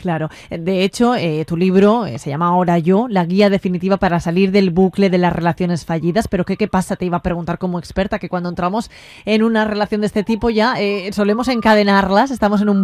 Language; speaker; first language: Spanish; native; Spanish